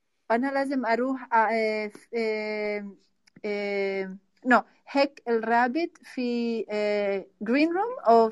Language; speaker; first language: Arabic; non-native, learner; Spanish